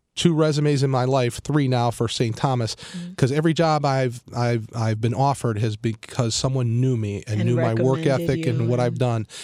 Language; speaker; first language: English; native; English